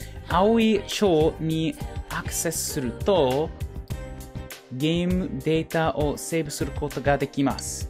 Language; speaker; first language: Japanese; non-native, learner; English